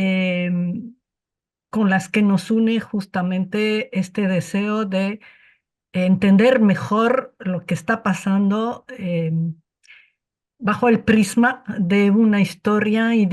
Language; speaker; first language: Spanish; non-native, fluent; Arabic